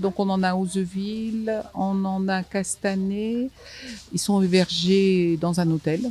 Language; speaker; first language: French; native; French